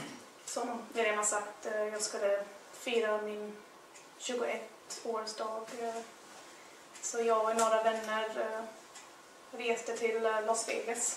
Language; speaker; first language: Swedish; non-native, fluent; English